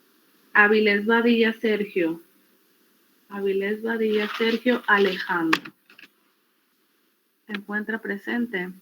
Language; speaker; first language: Spanish; native; Spanish